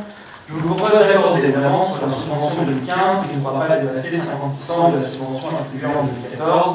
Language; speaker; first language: French; native; French